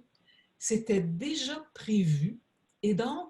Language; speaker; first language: French; native; French